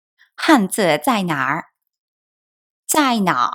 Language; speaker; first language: Chinese; non-native, fluent; Korean